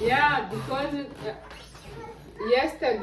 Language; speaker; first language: English; non-native, learner; Kinyarwanda